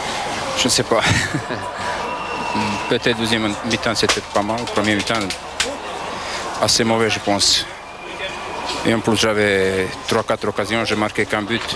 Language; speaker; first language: French; non-native, fluent; Spanish